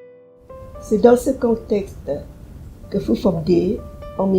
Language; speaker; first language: French; non-native, fluent; Thai